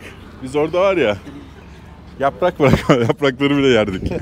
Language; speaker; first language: Turkish; native; Turkish